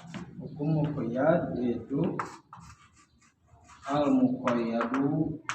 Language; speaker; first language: Arabic; non-native, learner; Indonesian